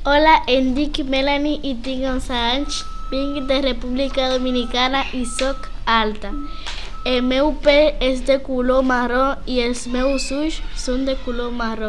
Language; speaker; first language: Catalan; non-native, learner; Spanish